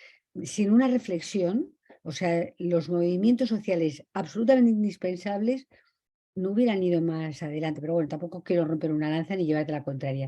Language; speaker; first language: Spanish; native; Spanish